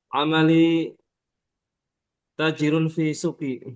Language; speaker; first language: Arabic; non-native, learner; Indonesian